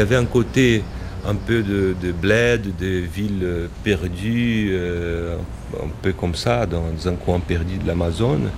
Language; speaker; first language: French; non-native, fluent; Portuguese